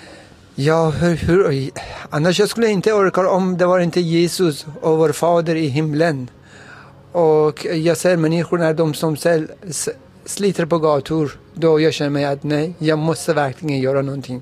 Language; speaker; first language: Swedish; non-native, fluent; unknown